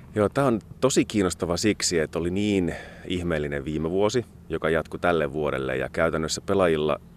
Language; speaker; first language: Finnish; native; Finnish